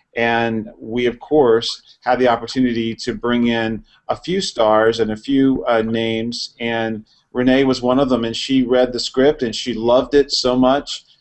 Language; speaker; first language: English; native; English